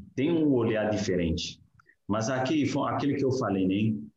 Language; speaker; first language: Portuguese; non-native, fluent; Hausa